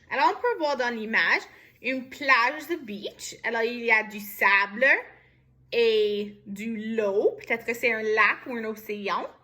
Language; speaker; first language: French; non-native, fluent; English